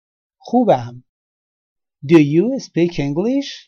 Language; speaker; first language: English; non-native, learner; Persian